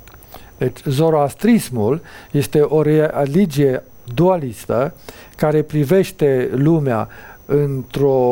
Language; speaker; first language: Romanian; native; Romanian